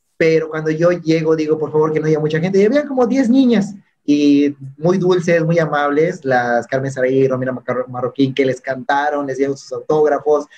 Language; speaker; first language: Spanish; native; Spanish